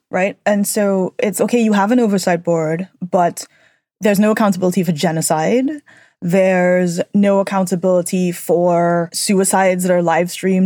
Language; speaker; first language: English; native; English